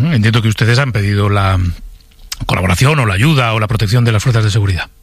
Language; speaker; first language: Spanish; native; Spanish